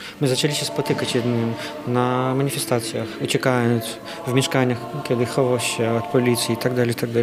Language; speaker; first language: Polish; non-native, fluent; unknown